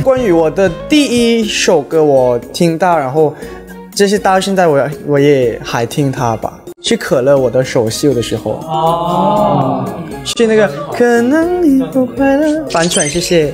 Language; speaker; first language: Chinese; non-native, learner; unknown